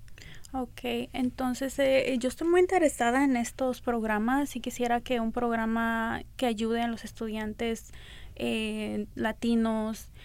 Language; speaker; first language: Spanish; early bilingual, other home language; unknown